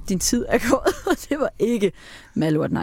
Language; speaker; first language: Danish; native; Danish